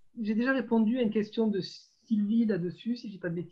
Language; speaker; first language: French; native; French